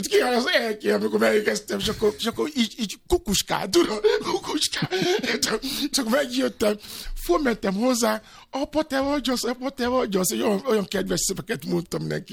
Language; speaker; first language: Hungarian; non-native, fluent; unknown